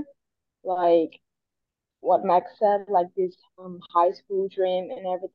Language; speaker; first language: English; non-native, fluent; Portuguese